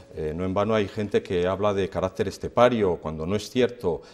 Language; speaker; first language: Spanish; native; Spanish